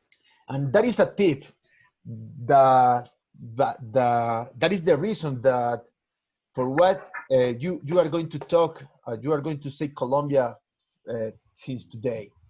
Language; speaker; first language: English; non-native, learner; Spanish